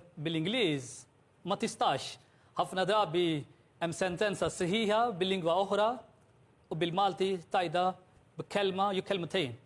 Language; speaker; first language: Maltese; non-native, fluent; Urdu